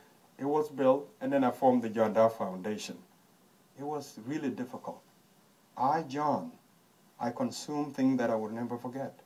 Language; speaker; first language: English; non-native, fluent; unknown